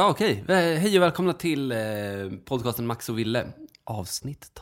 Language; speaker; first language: Swedish; native; Swedish